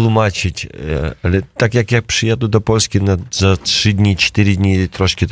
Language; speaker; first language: Polish; non-native, learner; Russian